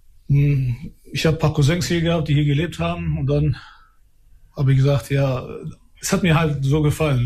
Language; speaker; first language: German; early bilingual, other home language; Albanian